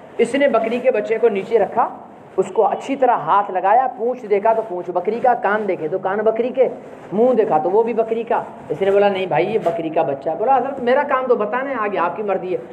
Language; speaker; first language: Urdu; non-native, local second language; Sindhi